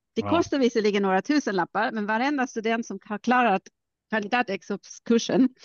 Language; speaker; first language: Swedish; non-native, fluent; German